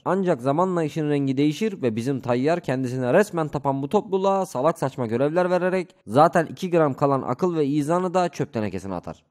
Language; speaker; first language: Turkish; native; Turkish